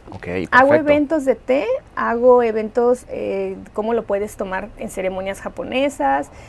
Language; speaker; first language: Spanish; native; Spanish